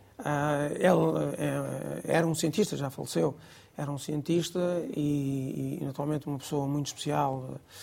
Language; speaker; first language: Portuguese; non-native, local second language; Gujarati